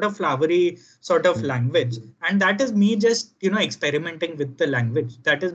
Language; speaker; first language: English; non-native, local second language; Gujarati